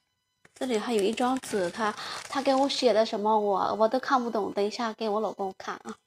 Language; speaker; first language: Chinese; non-native, fluent; Lao